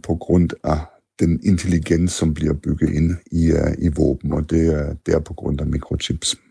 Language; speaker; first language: Danish; non-native, fluent; German